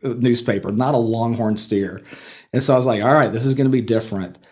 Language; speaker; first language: English; native; English